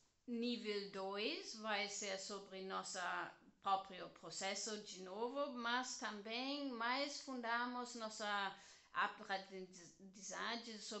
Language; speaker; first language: Portuguese; non-native, learner; German